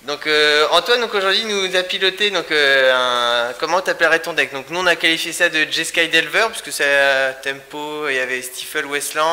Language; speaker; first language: French; native; French